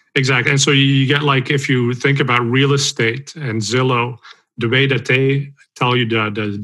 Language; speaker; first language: English; non-native, fluent; Dutch